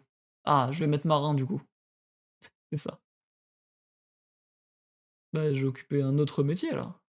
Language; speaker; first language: French; native; French